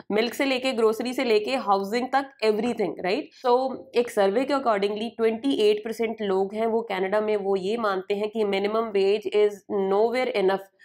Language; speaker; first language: Hindi; native; Hindi